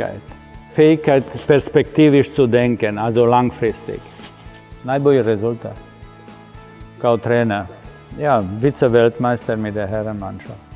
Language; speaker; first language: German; non-native, fluent; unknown